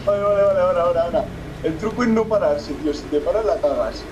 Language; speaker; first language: Spanish; native; Spanish